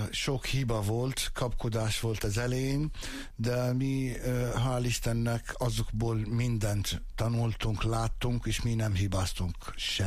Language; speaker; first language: Hungarian; non-native, fluent; Arabic